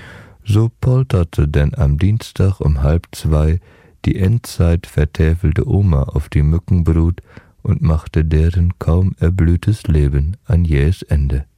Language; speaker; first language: German; native; German